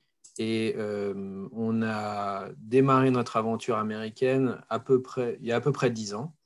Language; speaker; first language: French; native; French